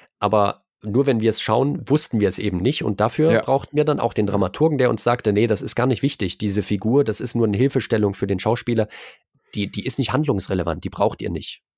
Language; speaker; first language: German; native; German